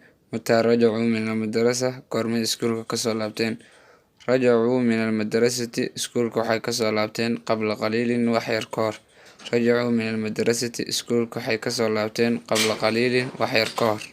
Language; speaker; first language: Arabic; non-native, fluent; Somali